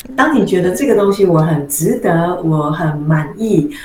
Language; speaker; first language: Chinese; native; Chinese